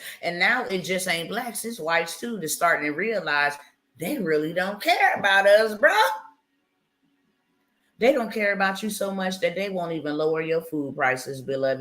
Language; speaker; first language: English; native; English